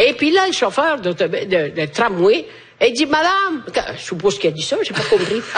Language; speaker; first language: French; non-native, fluent; Italian